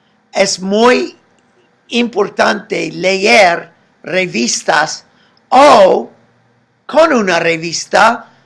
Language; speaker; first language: Spanish; non-native, fluent; English